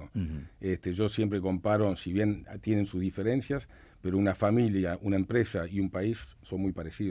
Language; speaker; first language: Spanish; native; Spanish